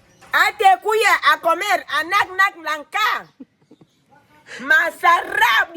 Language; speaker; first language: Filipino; non-native, learner; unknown